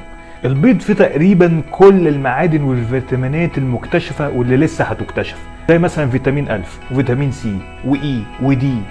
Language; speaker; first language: Arabic; native; Arabic